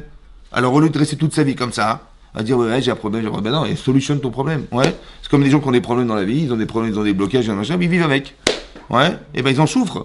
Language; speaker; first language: French; native; French